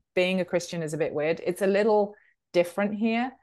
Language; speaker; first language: English; native; English